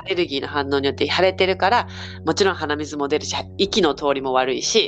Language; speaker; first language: Japanese; native; Japanese